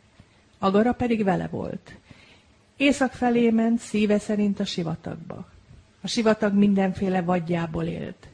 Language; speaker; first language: Hungarian; native; Hungarian